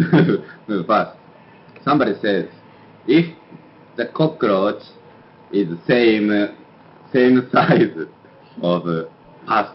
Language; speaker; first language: English; non-native, learner; Japanese